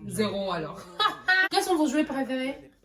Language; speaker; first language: French; native; French